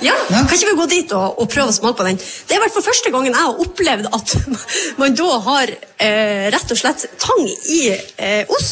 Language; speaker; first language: Norwegian; native; Norwegian